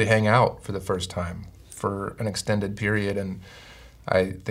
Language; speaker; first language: English; native; English